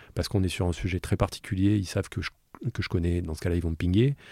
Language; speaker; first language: French; native; French